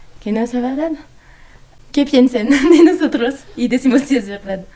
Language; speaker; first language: Spanish; non-native, learner; French